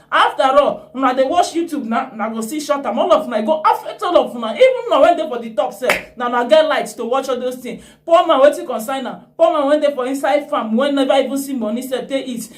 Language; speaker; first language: Nigerian Pidgin; native; Nigerian Pidgin